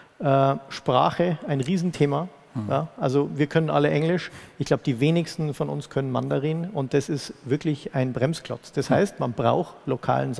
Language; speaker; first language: German; native; German